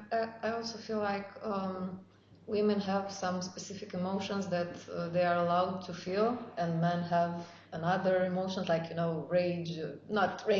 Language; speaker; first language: English; non-native, fluent; Romanian